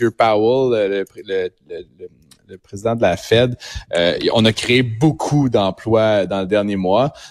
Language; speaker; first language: French; native; French